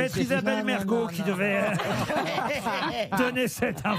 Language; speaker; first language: French; native; French